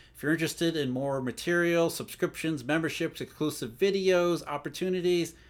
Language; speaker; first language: English; native; English